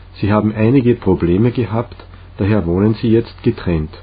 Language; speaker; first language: German; non-native, fluent; Czech